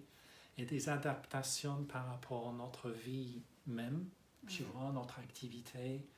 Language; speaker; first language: French; non-native, fluent; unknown